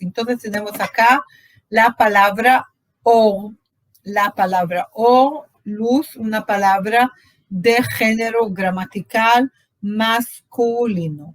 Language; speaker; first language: Spanish; non-native, fluent; Portuguese